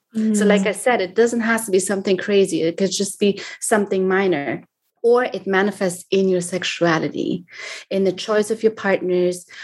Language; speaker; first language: English; non-native, fluent; German